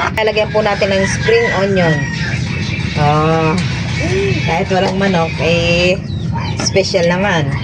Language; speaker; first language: Filipino; native; Filipino